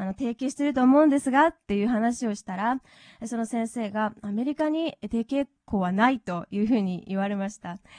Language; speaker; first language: Japanese; native; Japanese